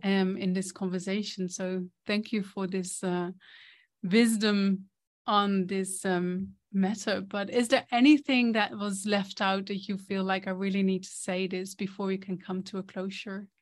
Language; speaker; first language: English; non-native, fluent; Dutch